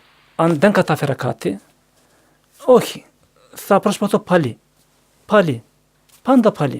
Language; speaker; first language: Greek; non-native, learner; Turkish